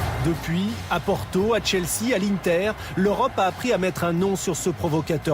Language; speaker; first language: French; native; French